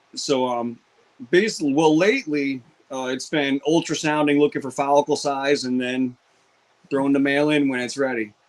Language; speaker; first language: English; native; English